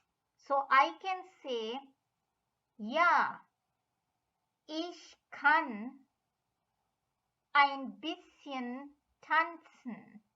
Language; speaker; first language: German; non-native, fluent; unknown